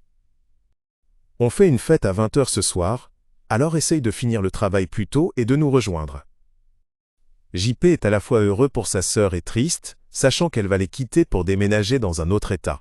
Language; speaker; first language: French; native; French